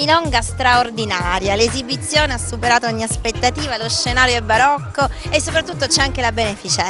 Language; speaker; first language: Italian; native; Italian